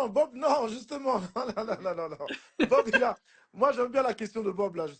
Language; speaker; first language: French; native; French